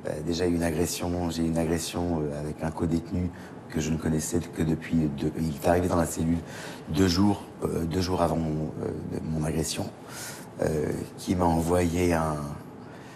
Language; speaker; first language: French; native; French